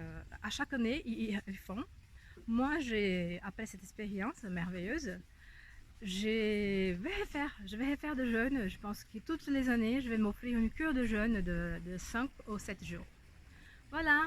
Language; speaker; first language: French; non-native, fluent; Portuguese